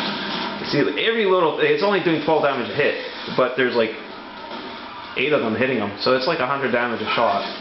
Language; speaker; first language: English; native; English